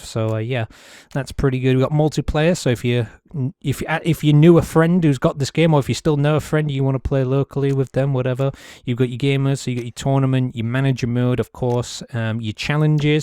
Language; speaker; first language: English; native; English